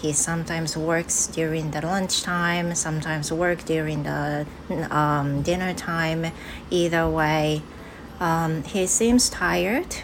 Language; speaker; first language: English; non-native, fluent; Japanese